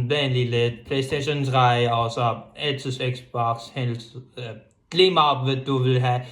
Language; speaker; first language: Danish; non-native, local second language; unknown